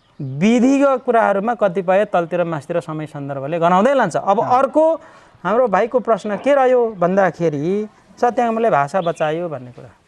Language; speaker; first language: Nepali; non-native, local second language; Limbu